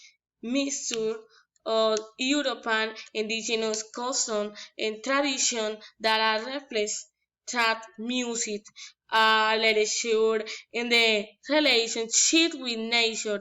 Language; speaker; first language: English; non-native, learner; Spanish